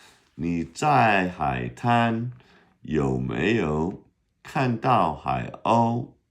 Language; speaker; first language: Chinese; non-native, fluent; English